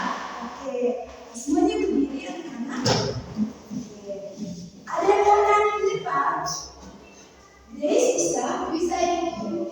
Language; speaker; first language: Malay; non-native, local second language; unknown